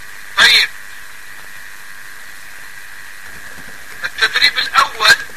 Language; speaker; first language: Arabic; non-native, fluent; French